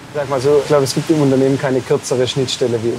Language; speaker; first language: German; native; German